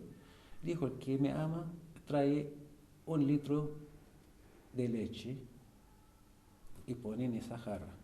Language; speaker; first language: Spanish; non-native, fluent; Arabic